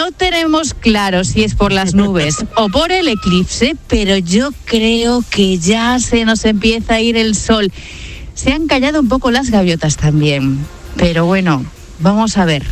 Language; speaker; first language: Spanish; native; Spanish